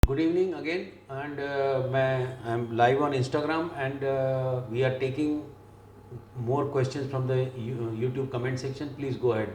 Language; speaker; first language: English; non-native, local second language; Hindi